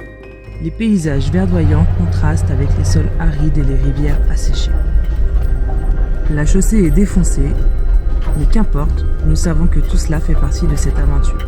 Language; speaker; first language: French; native; French